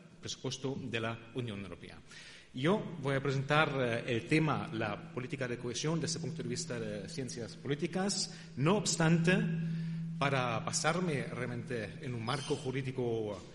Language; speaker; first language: Spanish; non-native, fluent; German